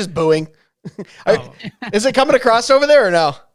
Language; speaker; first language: English; native; English